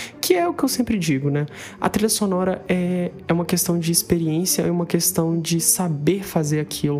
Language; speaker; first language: Portuguese; native; Portuguese